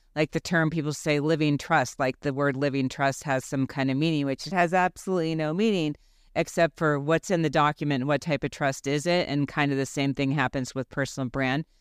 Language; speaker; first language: English; early bilingual, other home language; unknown